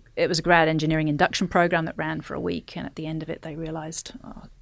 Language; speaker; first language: English; native; English